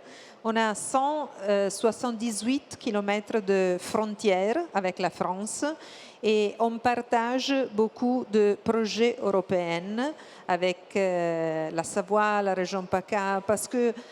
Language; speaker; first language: French; non-native, fluent; Italian